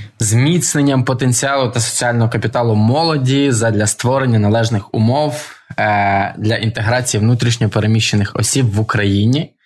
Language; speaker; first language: Ukrainian; non-native, local second language; Russian